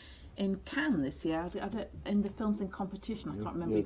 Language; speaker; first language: English; native; English